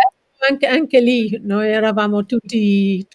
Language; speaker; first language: Italian; non-native, learner; English